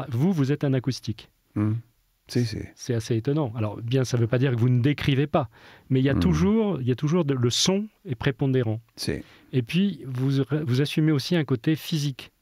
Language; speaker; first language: French; native; French